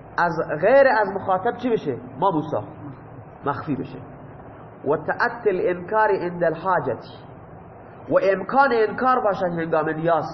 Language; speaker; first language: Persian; non-native, local second language; Baluchi